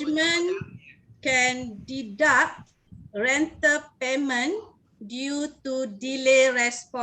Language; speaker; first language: English; non-native, learner; Malay